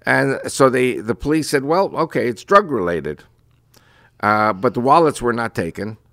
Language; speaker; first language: English; early bilingual, other home language; Spanish